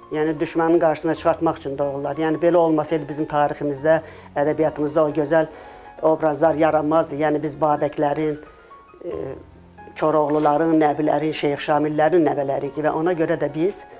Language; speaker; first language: Azerbaijani; non-native, local second language; Lezghian